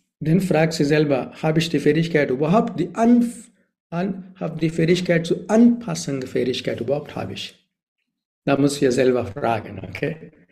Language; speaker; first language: German; non-native, learner; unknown